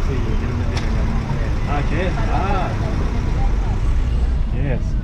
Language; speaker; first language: Spanish; non-native, learner; English